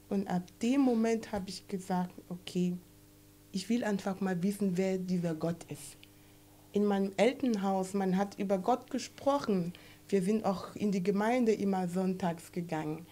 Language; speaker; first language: German; non-native, fluent; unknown